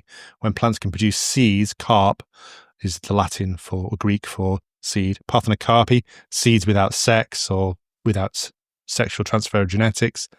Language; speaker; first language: English; native; English